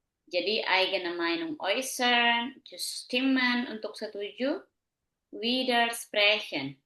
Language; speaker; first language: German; non-native, learner; Indonesian